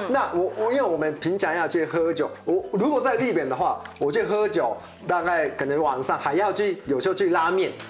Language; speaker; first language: Chinese; non-native, fluent; Japanese